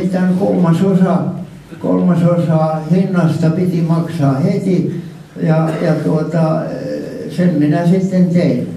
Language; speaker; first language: Finnish; non-native, local second language; Swedish